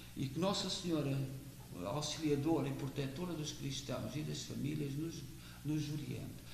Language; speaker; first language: Portuguese; native; Portuguese